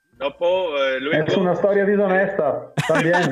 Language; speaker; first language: Spanish; non-native, learner; Italian